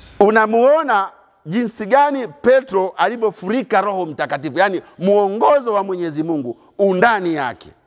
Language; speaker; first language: Swahili; native; Swahili